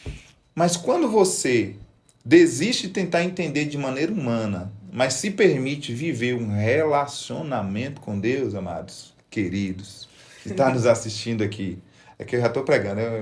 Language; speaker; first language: Portuguese; native; Portuguese